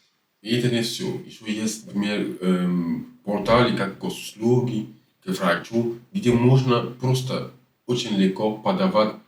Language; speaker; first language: Russian; non-native, fluent; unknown